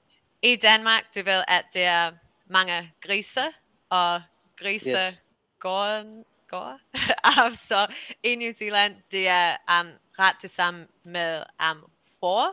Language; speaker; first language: Danish; early bilingual, heritage; English